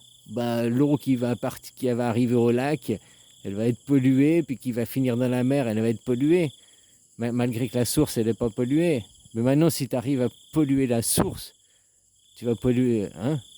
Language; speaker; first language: French; native; French